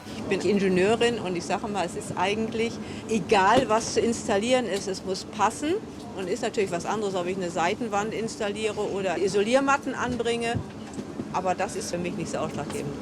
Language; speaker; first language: German; native; German